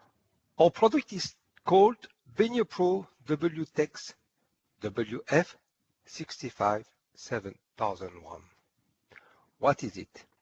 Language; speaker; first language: English; non-native, fluent; French